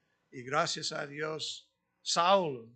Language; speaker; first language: Spanish; non-native, fluent; English